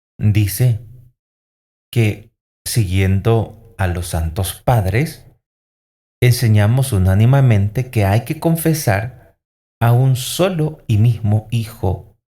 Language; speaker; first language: Spanish; native; Spanish